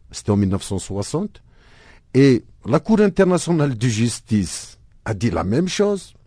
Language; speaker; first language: French; non-native, local second language; Arabic